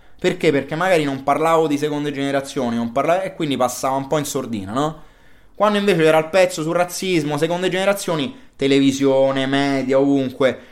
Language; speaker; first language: Italian; native; Italian